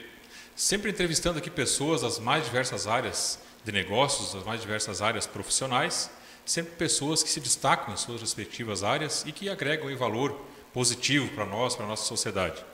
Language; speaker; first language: Portuguese; native; Portuguese